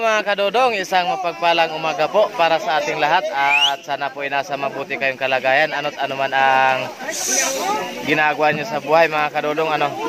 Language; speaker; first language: Filipino; non-native, local second language; Masbatenyo